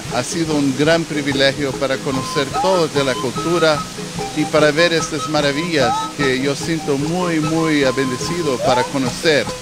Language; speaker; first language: Spanish; non-native, fluent; English